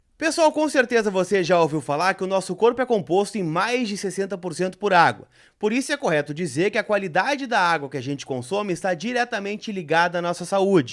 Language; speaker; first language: Portuguese; native; Portuguese